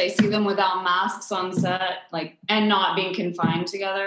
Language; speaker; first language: English; non-native, fluent; French